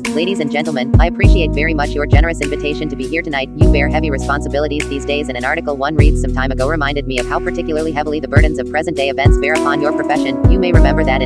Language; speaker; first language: English; native; English